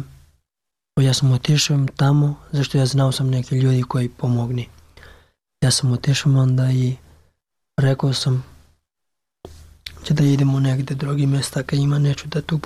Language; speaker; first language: Serbian; non-native, learner; Pashto